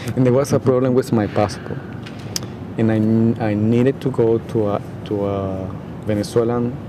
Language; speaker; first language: English; non-native, fluent; Spanish